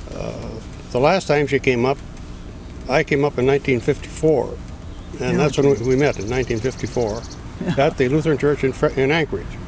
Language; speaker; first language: English; native; English